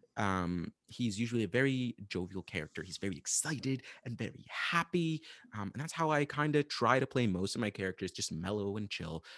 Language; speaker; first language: English; non-native, fluent; Arabic